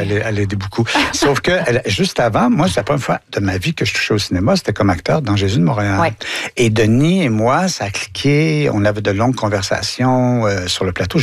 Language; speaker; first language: French; native; French